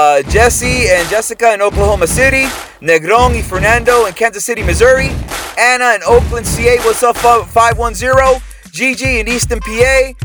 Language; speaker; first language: English; early bilingual, other home language; Spanish